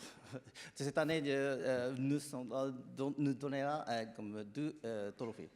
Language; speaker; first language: French; non-native, learner; Japanese